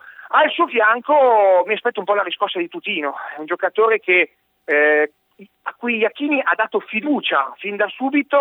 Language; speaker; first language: Italian; native; Italian